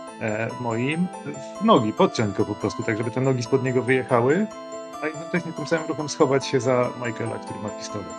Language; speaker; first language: Polish; native; Polish